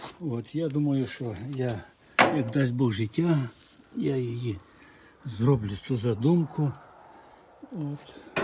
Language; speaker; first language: Ukrainian; native; Ukrainian